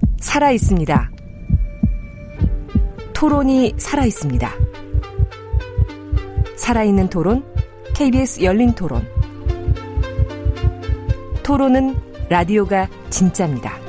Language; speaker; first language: Korean; native; Korean